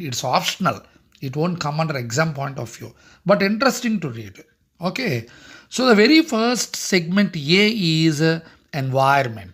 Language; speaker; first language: English; non-native, local second language; Telugu